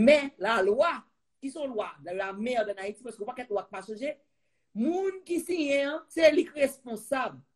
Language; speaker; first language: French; non-native, local second language; Haitian Creole